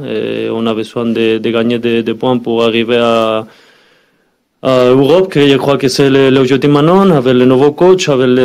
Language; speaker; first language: French; non-native, learner; Spanish